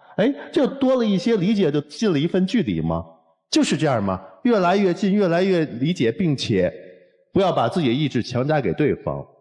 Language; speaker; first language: Chinese; native; Chinese